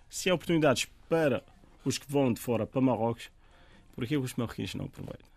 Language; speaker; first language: Portuguese; non-native, fluent; Arabic